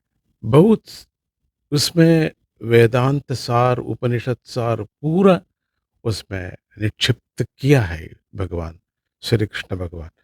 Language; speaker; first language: Hindi; non-native, local second language; Kannada